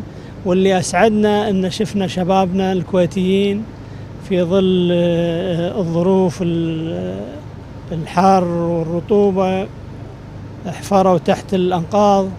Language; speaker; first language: Arabic; native; Arabic